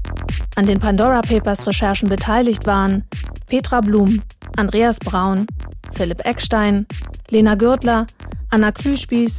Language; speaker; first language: German; native; German